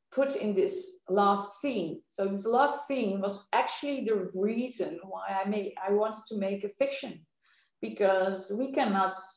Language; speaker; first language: English; non-native, fluent; Dutch